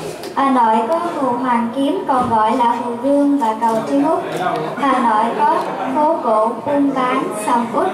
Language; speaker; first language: Vietnamese; early bilingual, heritage; Vietnamese